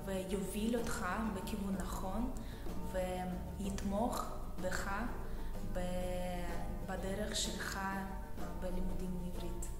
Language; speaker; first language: Hebrew; non-native, learner; Russian